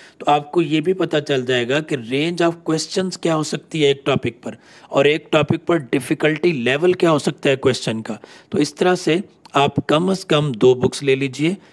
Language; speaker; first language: Urdu; non-native, local second language; Punjabi